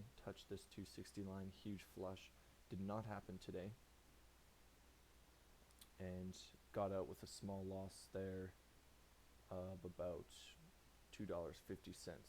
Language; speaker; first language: English; native; English